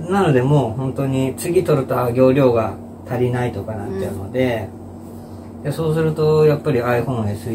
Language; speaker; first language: Japanese; native; Japanese